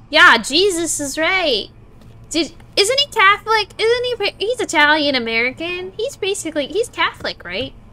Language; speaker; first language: English; native; English